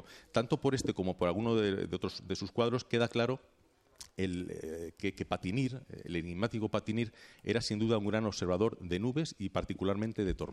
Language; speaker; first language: Spanish; native; Spanish